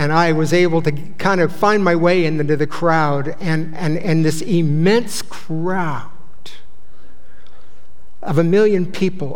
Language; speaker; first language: English; native; English